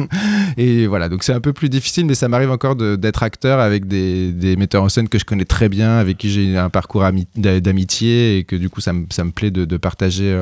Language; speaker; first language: French; native; French